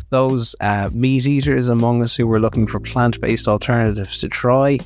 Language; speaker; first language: English; native; English